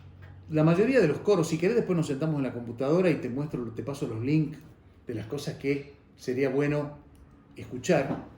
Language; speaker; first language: Spanish; native; Spanish